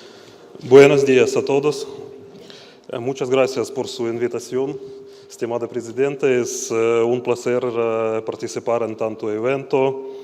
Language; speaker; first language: Spanish; non-native, fluent; Ukrainian